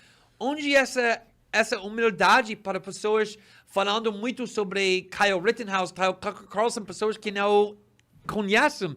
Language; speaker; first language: Portuguese; non-native, fluent; English